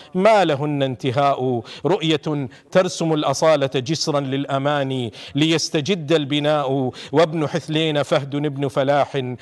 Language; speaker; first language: Arabic; non-native, local second language; Urdu